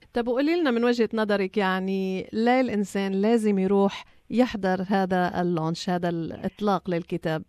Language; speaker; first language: Arabic; native; Arabic